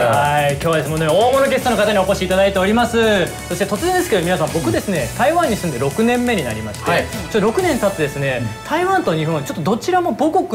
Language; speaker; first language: Japanese; native; Japanese